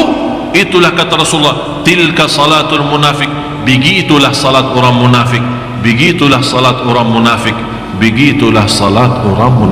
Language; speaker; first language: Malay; non-native, fluent; Arabic